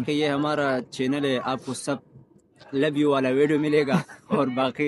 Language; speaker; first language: Hindi; non-native, local second language; Pashto